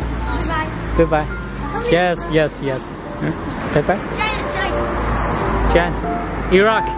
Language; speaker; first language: English; non-native, learner; Chinese